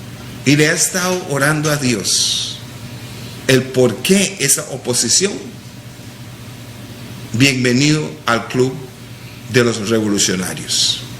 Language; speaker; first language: Spanish; non-native, local second language; English